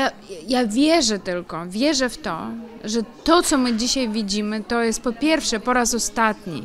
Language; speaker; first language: Polish; non-native, fluent; Ukrainian